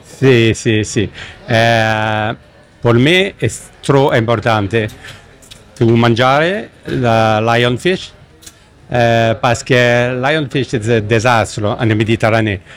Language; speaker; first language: Italian; non-native, learner; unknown